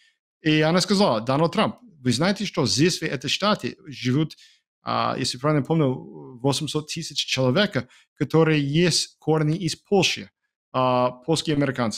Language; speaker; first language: Ukrainian; non-native, learner; English